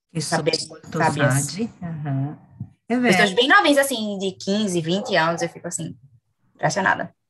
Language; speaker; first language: Italian; non-native, learner; Portuguese